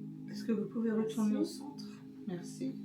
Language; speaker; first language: French; native; French